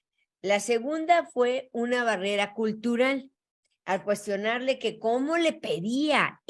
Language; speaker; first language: Spanish; native; Spanish